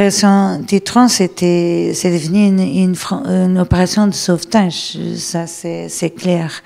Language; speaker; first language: French; non-native, fluent; Portuguese